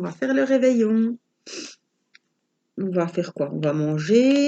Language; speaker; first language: French; native; French